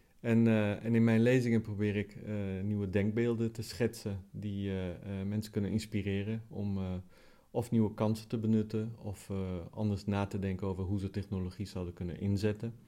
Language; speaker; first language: Dutch; non-native, fluent; Italian